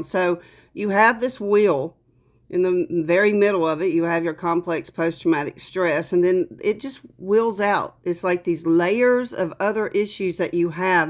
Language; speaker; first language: English; native; English